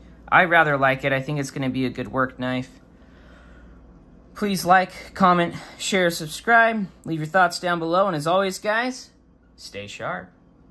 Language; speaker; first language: English; native; English